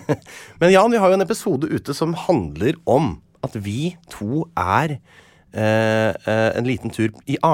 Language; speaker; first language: Norwegian; native; Norwegian